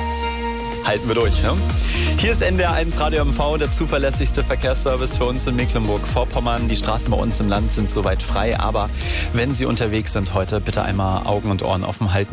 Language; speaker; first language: German; native; German